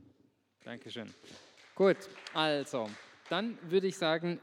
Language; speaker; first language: German; native; German